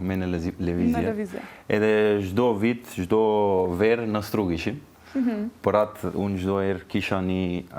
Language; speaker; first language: Albanian; non-native, learner; Turkish